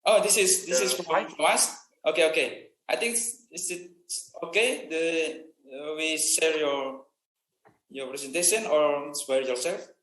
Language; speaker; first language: English; non-native, fluent; Indonesian